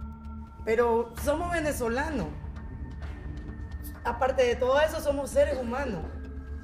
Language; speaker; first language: Spanish; native; Spanish